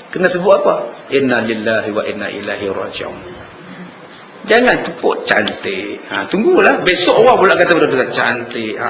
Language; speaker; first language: Malay; native; Malay